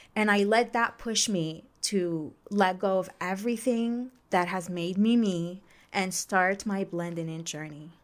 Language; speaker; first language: English; non-native, fluent; Arabic